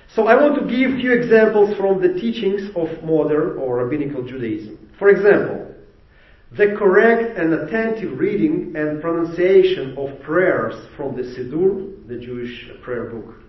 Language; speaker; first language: English; non-native, fluent; Ukrainian